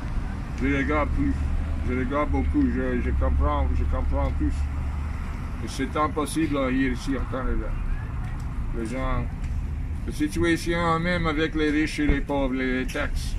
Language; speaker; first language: French; non-native, learner; English